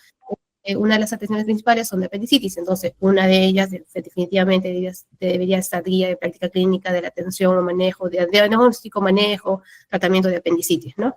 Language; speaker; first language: Spanish; native; Spanish